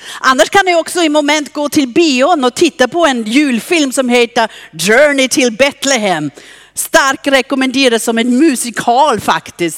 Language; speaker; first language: Swedish; non-native, fluent; German